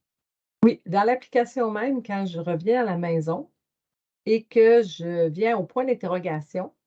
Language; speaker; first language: French; native; French